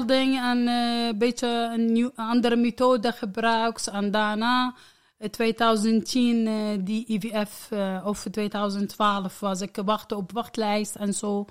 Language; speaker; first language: Dutch; non-native, learner; Arabic